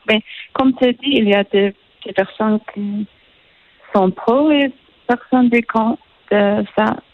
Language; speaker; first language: French; non-native, learner; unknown